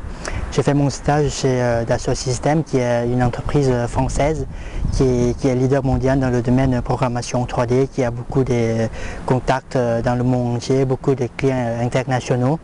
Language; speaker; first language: French; non-native, fluent; Lao